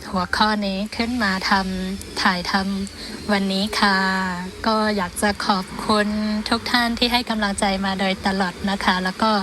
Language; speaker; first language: Thai; non-native, fluent; Shan